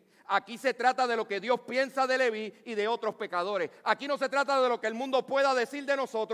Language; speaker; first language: Spanish; native; Spanish